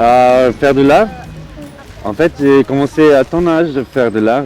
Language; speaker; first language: French; non-native, fluent; German